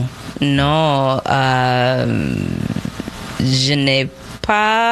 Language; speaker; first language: French; non-native, learner; English